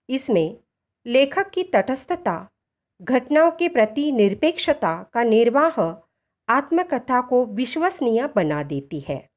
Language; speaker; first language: Hindi; non-native, local second language; Marathi